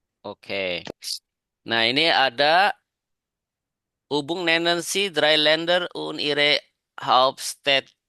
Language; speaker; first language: German; non-native, learner; Indonesian